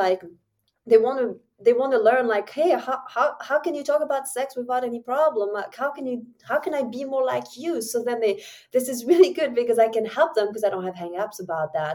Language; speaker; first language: English; non-native, fluent; French